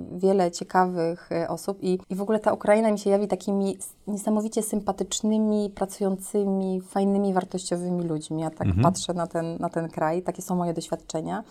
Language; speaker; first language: Polish; native; Polish